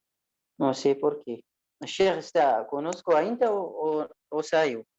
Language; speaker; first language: Portuguese; non-native, fluent; Arabic